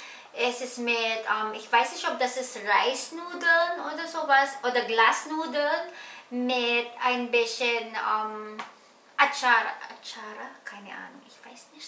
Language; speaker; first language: German; non-native, learner; Filipino